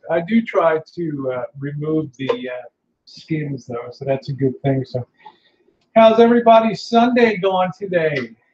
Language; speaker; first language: English; native; English